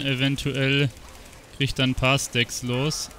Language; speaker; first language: German; native; German